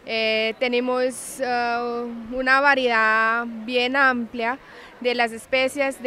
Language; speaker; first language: Spanish; non-native, fluent; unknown